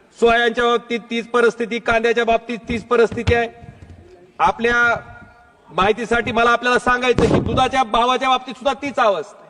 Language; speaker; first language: Marathi; native; Marathi